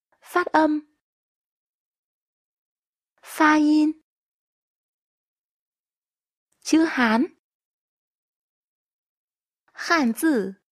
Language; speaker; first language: Chinese; non-native, fluent; Vietnamese